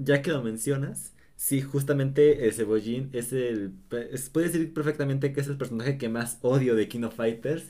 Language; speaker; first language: Spanish; native; Spanish